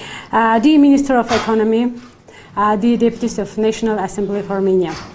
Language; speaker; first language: English; non-native, fluent; Armenian